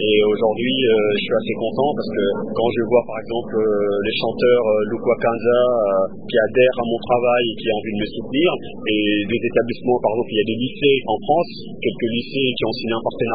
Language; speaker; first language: French; early bilingual, other home language; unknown